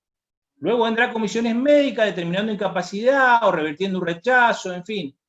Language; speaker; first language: Spanish; native; Spanish